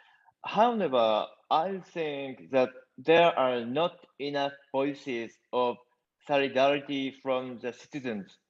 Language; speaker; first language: English; non-native, learner; Japanese